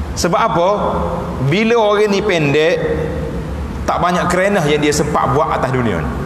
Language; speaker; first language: Malay; native; Malay